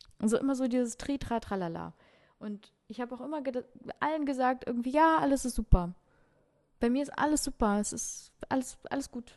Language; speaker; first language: German; early bilingual, other home language; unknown